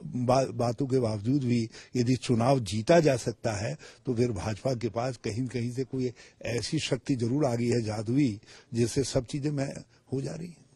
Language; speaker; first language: Hindi; native; Hindi